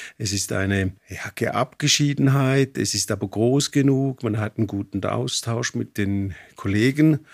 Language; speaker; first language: German; native; German